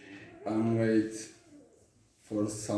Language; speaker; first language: English; non-native, learner; Turkish